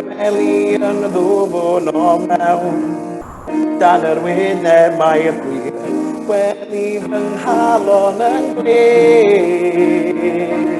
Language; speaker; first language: Welsh; native; Welsh